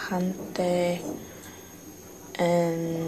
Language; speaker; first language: Spanish; non-native, learner; English